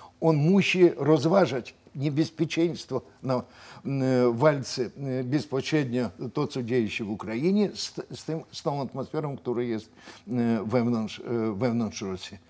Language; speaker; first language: Polish; non-native, fluent; Russian